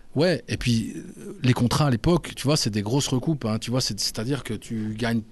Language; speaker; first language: French; native; French